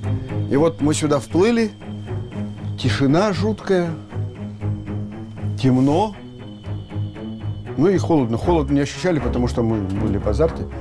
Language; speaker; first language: Russian; native; Russian